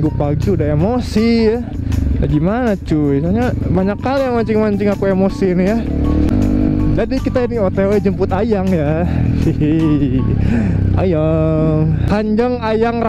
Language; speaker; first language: Indonesian; native; Indonesian